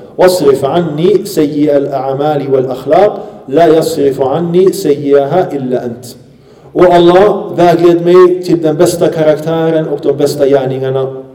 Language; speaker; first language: Swedish; early bilingual, other home language; Arabic